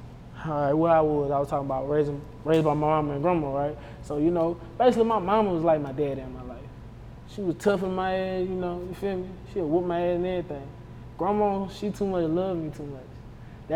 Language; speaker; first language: English; native; English